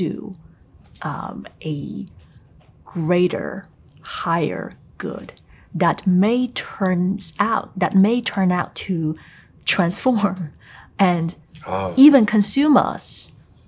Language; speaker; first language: English; non-native, fluent; Chinese